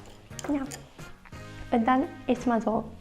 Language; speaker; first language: German; non-native, fluent; Japanese